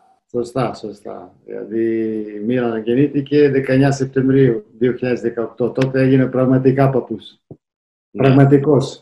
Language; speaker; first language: Greek; non-native, fluent; Serbian